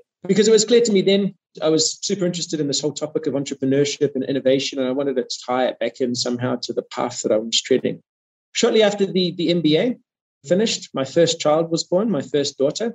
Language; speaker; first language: English; native; English